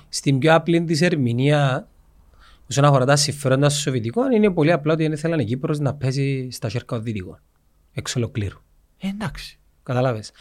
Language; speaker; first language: Greek; native; Greek